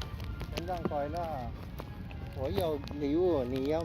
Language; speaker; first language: Chinese; non-native, learner; Filipino